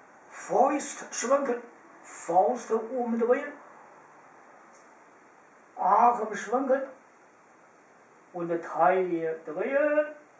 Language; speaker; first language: German; non-native, fluent; Chinese